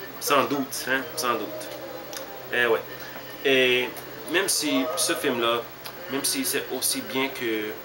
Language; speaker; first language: French; non-native, learner; English